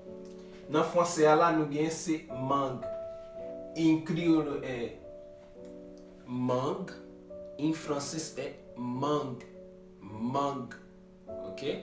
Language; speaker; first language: French; non-native, learner; Haitian Creole